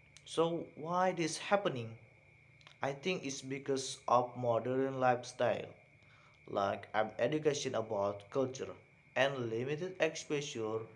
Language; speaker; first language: English; non-native, learner; Indonesian